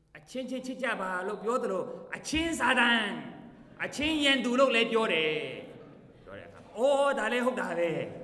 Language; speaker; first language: Burmese; non-native, local second language; Kachin